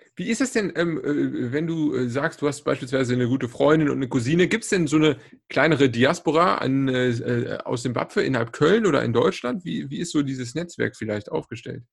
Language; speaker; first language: German; native; German